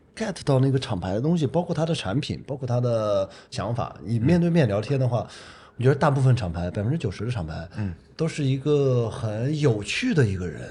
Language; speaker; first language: Chinese; native; Chinese